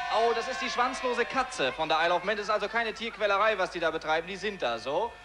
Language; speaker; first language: German; native; German